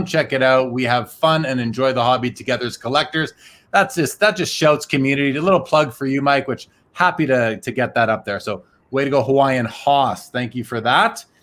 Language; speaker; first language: English; native; English